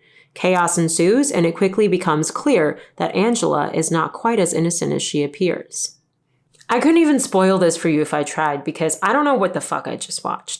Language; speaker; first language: English; native; English